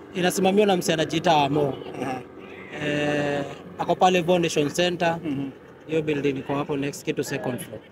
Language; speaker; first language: Swahili; non-native, local second language; Kikuyu